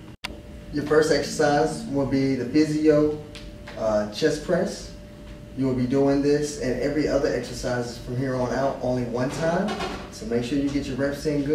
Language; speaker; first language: English; native; English